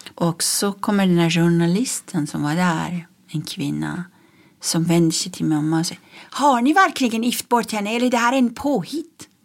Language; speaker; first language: Swedish; non-native, fluent; Persian